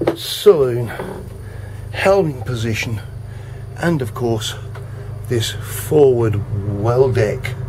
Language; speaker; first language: English; native; English